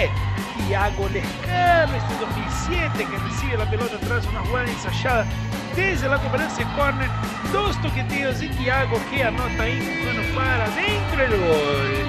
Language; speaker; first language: Spanish; native; Spanish